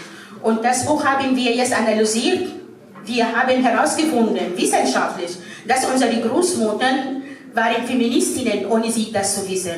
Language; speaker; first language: German; non-native, fluent; Arabic